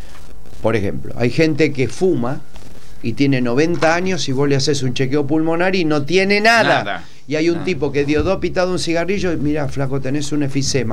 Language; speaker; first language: Spanish; native; Spanish